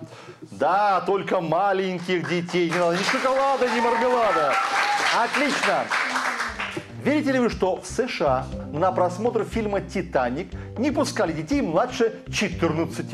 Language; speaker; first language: Russian; native; Russian